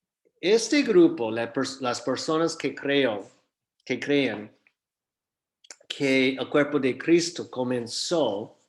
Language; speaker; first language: Spanish; non-native, fluent; English